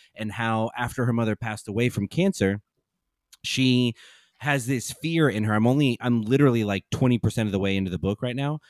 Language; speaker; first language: English; native; English